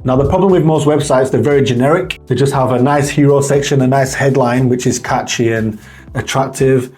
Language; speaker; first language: English; native; English